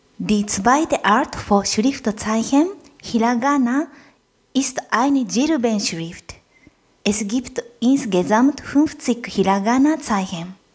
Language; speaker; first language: German; non-native, fluent; Japanese